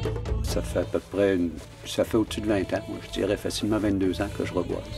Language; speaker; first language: French; native; French